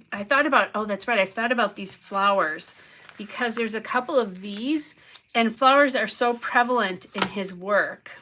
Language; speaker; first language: English; native; English